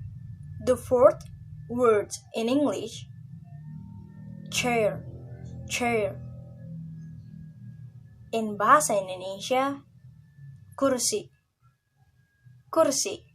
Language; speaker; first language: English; non-native, learner; Indonesian